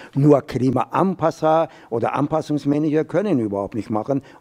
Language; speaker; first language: German; non-native, fluent; Persian